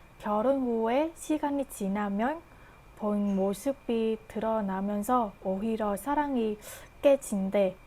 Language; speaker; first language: Korean; non-native, learner; Vietnamese